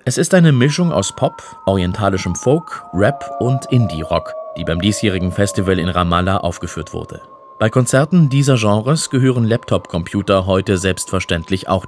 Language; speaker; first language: German; native; German